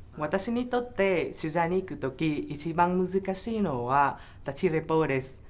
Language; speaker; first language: Japanese; non-native, fluent; Vietnamese